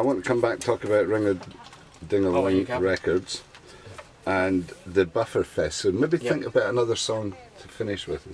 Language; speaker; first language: English; native; English